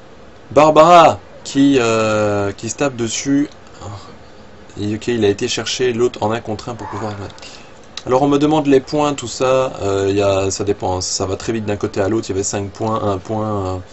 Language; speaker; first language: French; native; French